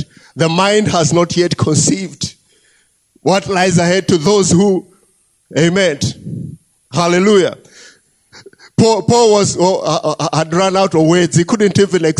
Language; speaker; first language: English; non-native, local second language; Nyanja